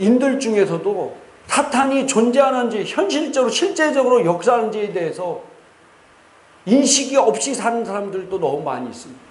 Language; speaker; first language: Korean; native; Korean